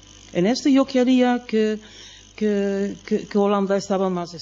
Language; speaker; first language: Spanish; non-native, fluent; Dutch